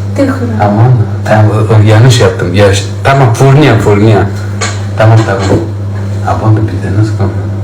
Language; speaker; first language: Turkish; native; Turkish